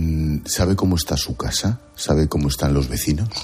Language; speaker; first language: Spanish; native; Spanish